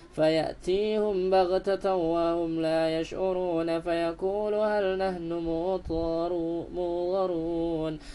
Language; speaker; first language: Arabic; non-native, learner; Indonesian